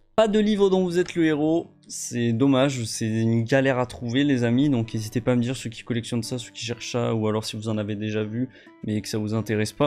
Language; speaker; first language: French; native; French